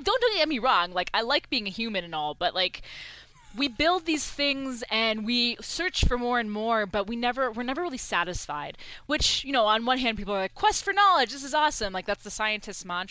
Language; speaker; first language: English; early bilingual, other home language; Persian